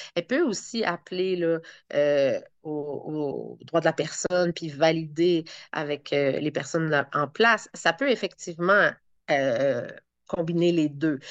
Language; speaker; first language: French; native; French